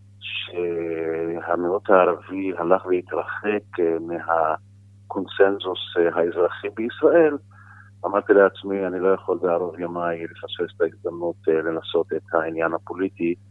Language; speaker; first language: Hebrew; non-native, local second language; Arabic